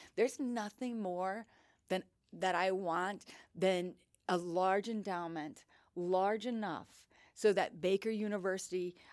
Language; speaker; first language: English; native; English